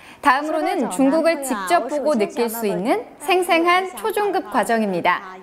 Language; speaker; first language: Korean; native; Korean